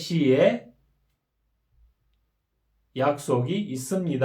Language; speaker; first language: Korean; non-native, fluent; Kyrgyz